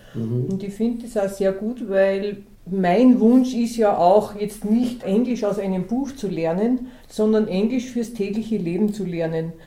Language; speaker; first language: German; native; German